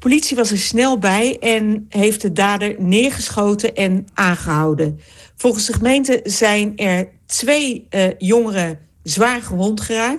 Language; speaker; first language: Dutch; native; Dutch